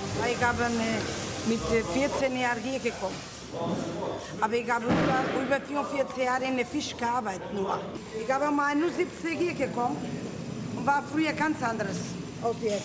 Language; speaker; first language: German; non-native, learner; Portuguese